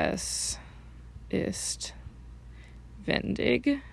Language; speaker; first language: German; non-native, fluent; English